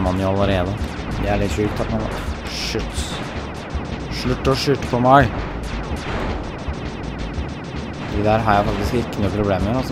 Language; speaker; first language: Norwegian; native; Norwegian